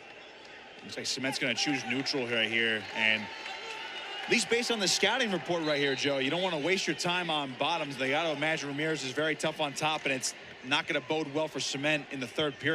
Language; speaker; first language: English; native; English